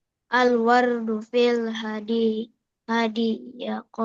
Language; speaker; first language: Arabic; non-native, learner; Indonesian